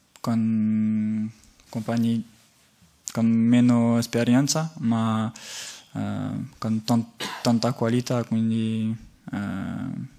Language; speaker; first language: Italian; non-native, fluent; French